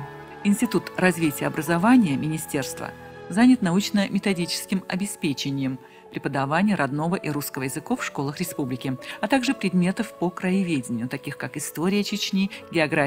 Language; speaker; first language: Russian; non-native, local second language; Chechen